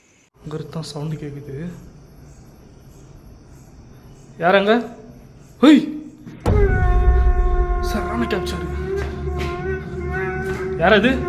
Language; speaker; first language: Tamil; native; Tamil